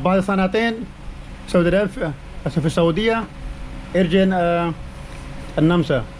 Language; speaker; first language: Arabic; non-native, learner; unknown